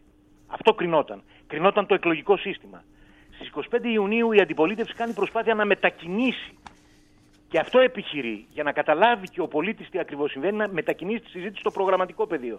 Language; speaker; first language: Greek; native; Greek